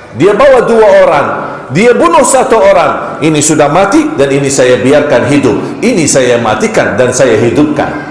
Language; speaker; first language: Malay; non-native, fluent; Arabic